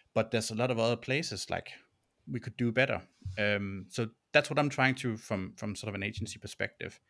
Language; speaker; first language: English; non-native, fluent; Danish